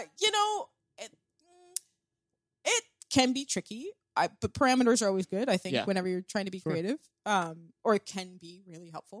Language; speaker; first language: English; native; English